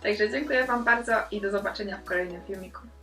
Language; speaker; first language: Polish; native; Polish